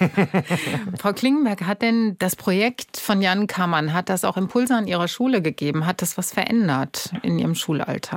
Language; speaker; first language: German; native; German